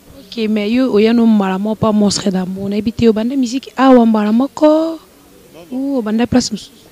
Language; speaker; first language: Lingala; native; Lingala